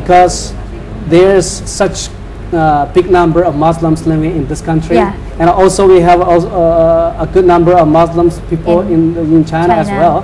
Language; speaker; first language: English; non-native, fluent; Chinese